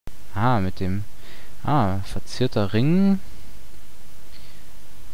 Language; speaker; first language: German; native; German